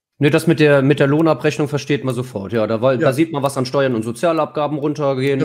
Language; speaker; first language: German; native; German